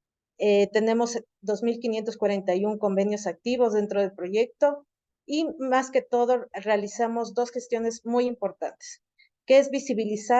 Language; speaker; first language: Spanish; native; Spanish